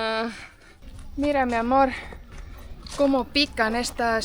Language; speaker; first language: Spanish; non-native, fluent; Portuguese